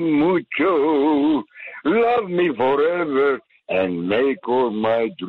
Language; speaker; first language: English; native; English